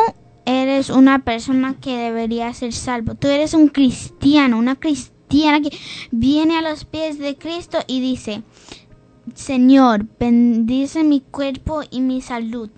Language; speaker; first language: Spanish; early bilingual, heritage; English